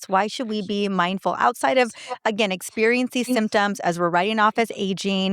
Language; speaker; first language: English; native; English